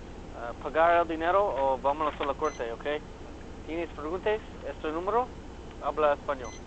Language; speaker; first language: Spanish; non-native, learner; English